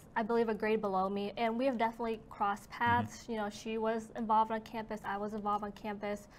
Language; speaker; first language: English; native; English